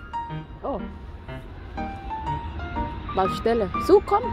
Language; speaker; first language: German; non-native, learner; Thai